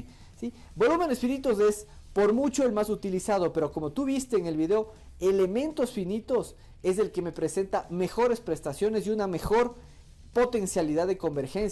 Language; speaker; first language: Spanish; native; Spanish